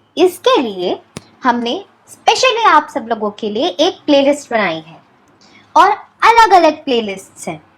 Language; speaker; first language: Hindi; native; Hindi